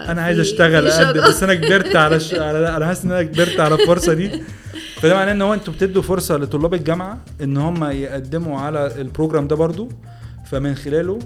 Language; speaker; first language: Arabic; native; Arabic